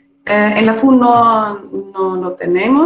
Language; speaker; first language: Spanish; non-native, fluent; Dutch